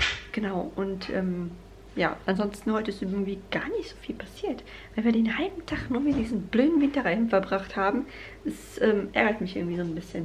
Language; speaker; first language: German; native; German